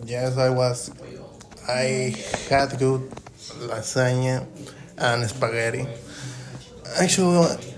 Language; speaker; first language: English; non-native, learner; Spanish